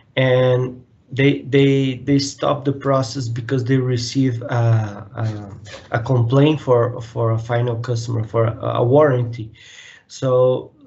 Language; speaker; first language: English; non-native, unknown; Portuguese